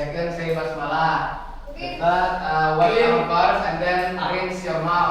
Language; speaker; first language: English; non-native, learner; Indonesian